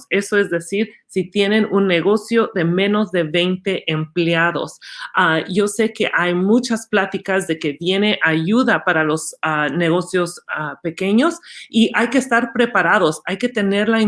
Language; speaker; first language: Spanish; early bilingual, other home language; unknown